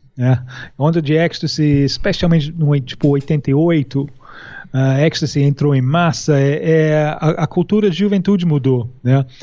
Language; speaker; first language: Portuguese; non-native, fluent; English